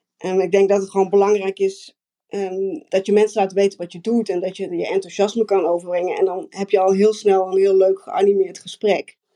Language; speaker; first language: Dutch; native; Dutch